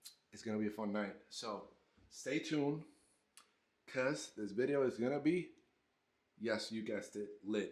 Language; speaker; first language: English; non-native, fluent; Spanish